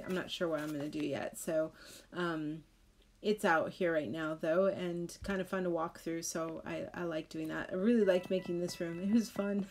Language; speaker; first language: English; native; English